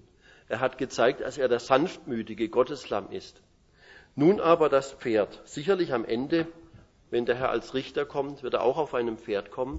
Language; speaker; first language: German; native; German